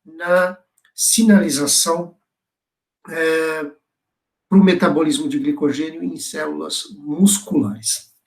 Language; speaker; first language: Portuguese; native; Portuguese